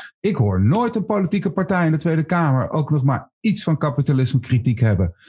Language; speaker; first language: Dutch; native; Dutch